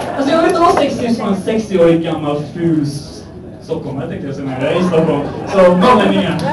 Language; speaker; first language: Swedish; early bilingual, other home language; Persian